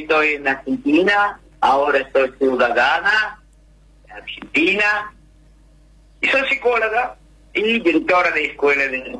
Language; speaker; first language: Spanish; non-native, learner; Russian